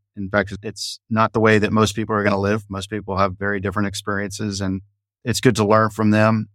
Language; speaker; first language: English; native; English